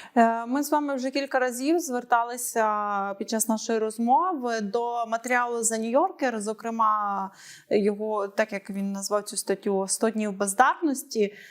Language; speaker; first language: Ukrainian; native; Ukrainian